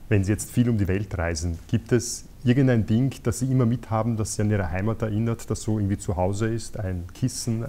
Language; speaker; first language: German; native; German